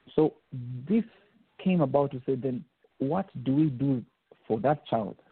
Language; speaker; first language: English; non-native, local second language; Bemba